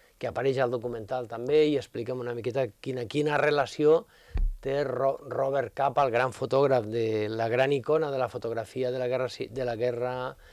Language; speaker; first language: Catalan; native; Catalan